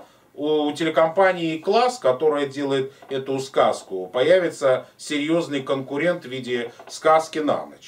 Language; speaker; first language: Russian; native; Russian